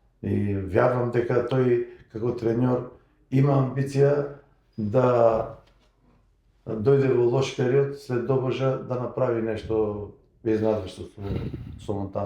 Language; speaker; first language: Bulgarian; non-native, learner; Macedonian